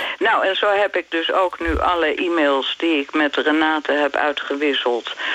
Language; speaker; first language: Dutch; native; Dutch